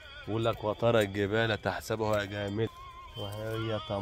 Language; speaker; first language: Arabic; native; Arabic